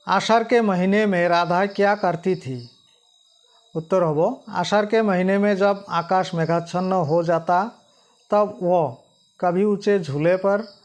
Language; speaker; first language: Hindi; non-native, local second language; Assamese